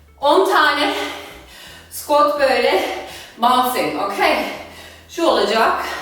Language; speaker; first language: Turkish; non-native, fluent; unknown